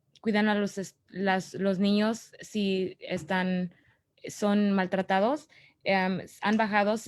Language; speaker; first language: Spanish; early bilingual, other home language; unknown